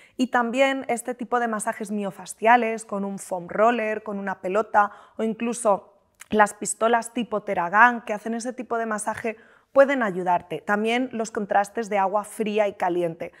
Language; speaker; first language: Spanish; native; Spanish